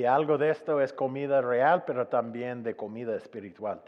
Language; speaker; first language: Spanish; non-native, fluent; English